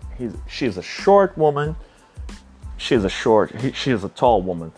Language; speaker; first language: English; non-native, fluent; Portuguese